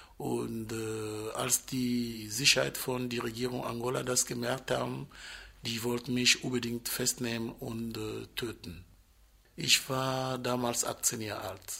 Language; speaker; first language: German; non-native, fluent; Portuguese